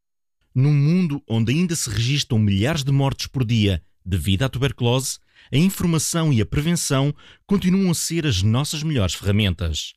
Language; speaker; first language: Portuguese; native; Portuguese